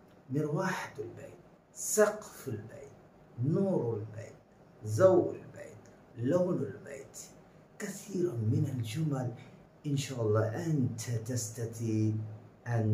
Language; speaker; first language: Arabic; non-native, fluent; Bangla